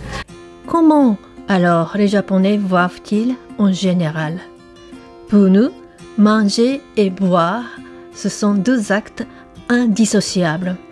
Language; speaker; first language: French; non-native, fluent; Japanese